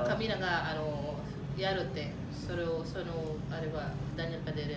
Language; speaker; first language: Japanese; non-native, learner; Filipino